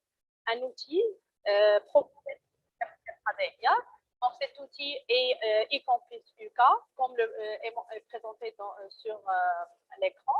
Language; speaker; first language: French; non-native, local second language; Arabic